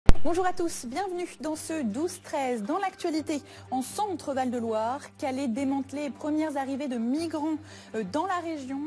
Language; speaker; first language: French; native; French